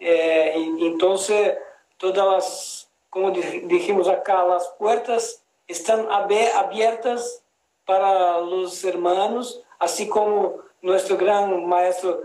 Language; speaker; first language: Spanish; non-native, learner; Portuguese